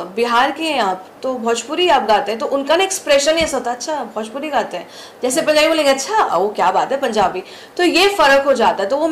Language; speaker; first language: Hindi; native; Hindi